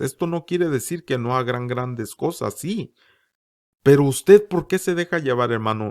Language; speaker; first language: Spanish; native; Spanish